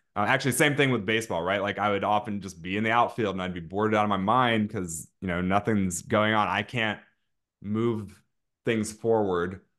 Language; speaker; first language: English; native; English